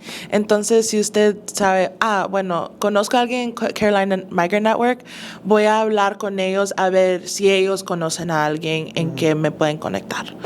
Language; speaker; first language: Spanish; early bilingual, other home language; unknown